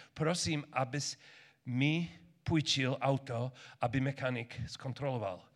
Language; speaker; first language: Czech; non-native, learner; English